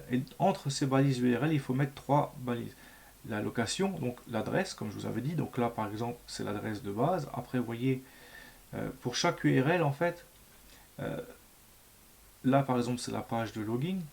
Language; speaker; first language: French; native; French